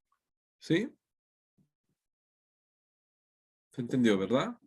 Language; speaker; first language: Spanish; native; Spanish